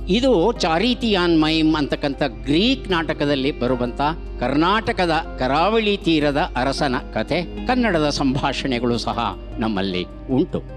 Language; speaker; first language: Kannada; native; Kannada